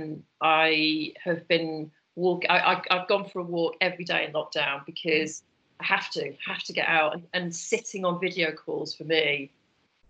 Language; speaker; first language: English; native; English